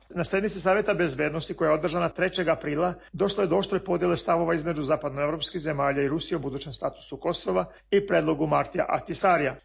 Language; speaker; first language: Serbian; non-native, local second language; Albanian